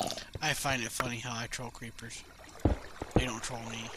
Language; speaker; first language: English; native; English